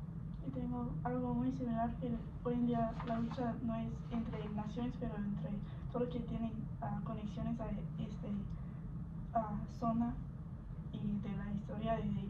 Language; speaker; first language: Spanish; non-native, learner; English